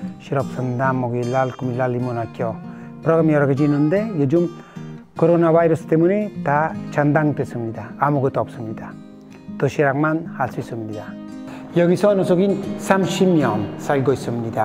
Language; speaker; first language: Korean; non-native, fluent; Italian